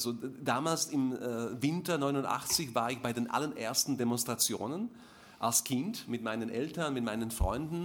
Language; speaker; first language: German; non-native, fluent; Slovak